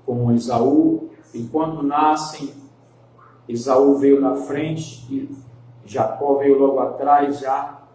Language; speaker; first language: Portuguese; native; Portuguese